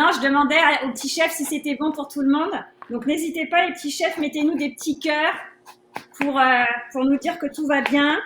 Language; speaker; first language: French; native; French